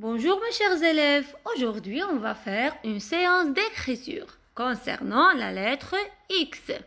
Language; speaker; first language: French; non-native, local second language; Arabic